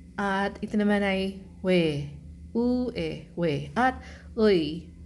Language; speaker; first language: Filipino; native; Filipino